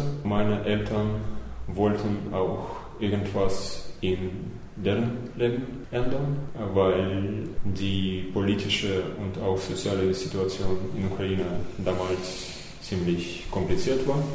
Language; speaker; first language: German; early bilingual, other home language; Russian